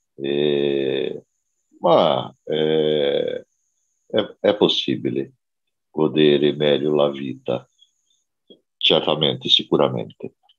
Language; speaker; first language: Italian; non-native, learner; Portuguese